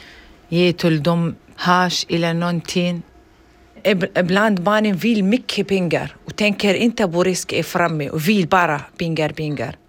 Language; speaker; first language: Swedish; non-native, learner; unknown